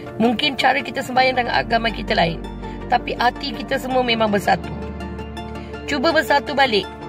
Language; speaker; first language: Malay; non-native, local second language; Tamil